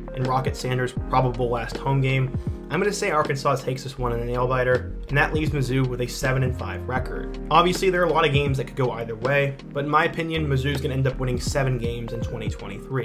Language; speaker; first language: English; native; English